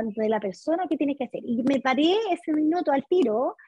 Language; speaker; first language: Spanish; native; Spanish